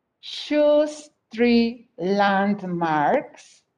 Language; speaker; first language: English; non-native, fluent; Spanish